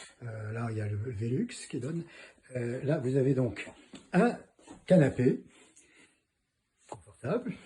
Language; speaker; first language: French; native; French